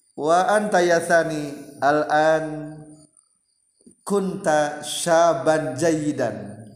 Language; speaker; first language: Arabic; non-native, fluent; Indonesian